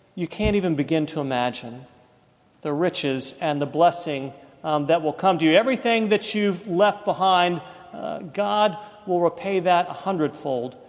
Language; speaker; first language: English; native; English